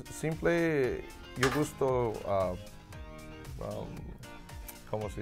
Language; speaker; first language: Spanish; non-native, learner; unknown